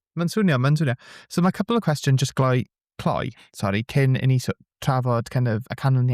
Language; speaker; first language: Welsh; native; Welsh